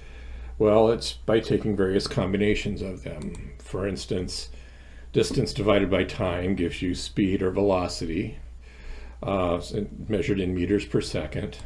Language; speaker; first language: English; native; English